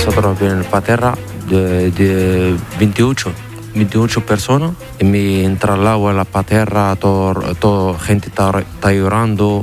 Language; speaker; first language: Spanish; non-native, learner; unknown